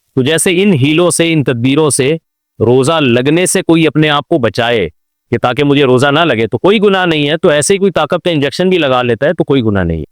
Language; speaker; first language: Urdu; native; Urdu